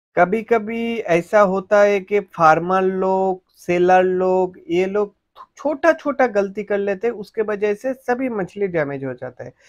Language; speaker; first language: Hindi; native; Hindi